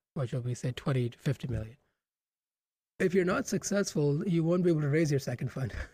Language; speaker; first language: English; non-native, local second language; Hindi